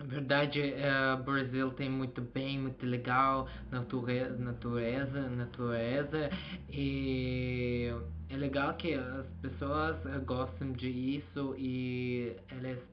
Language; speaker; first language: Portuguese; non-native, learner; Azerbaijani